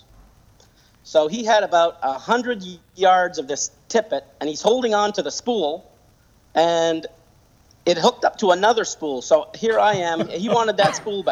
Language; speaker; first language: English; native; English